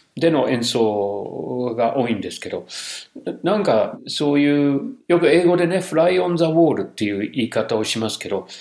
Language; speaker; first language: Japanese; non-native, fluent; English